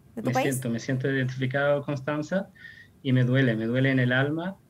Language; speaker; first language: Spanish; non-native, fluent; Persian